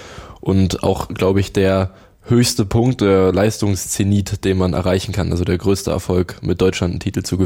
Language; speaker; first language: German; native; German